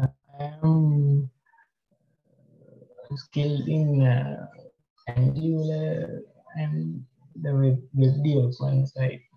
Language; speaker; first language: English; non-native, learner; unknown